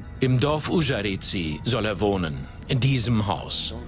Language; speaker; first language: German; native; German